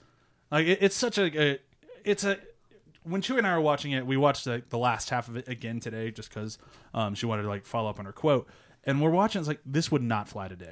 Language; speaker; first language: English; native; English